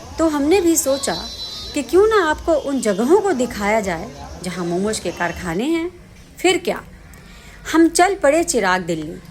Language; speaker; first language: Hindi; native; Hindi